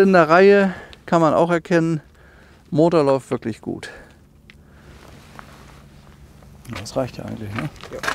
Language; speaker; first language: German; native; German